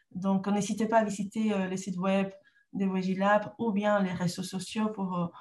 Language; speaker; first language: French; non-native, fluent; Spanish